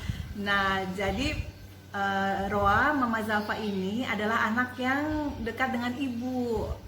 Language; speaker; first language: Indonesian; native; Indonesian